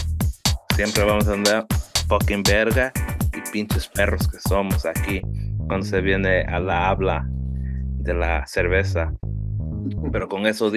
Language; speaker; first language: Spanish; early bilingual, heritage; Spanish